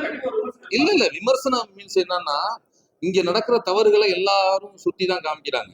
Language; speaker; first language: Tamil; native; Tamil